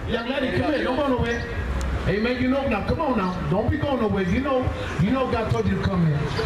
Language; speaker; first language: English; early bilingual, other home language; Spanish